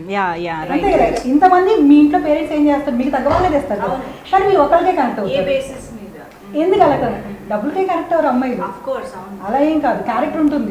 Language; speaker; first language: Telugu; native; Telugu